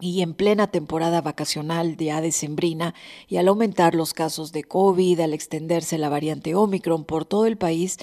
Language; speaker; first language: Spanish; native; Spanish